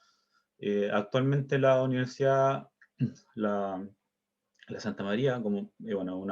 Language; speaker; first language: Spanish; native; Spanish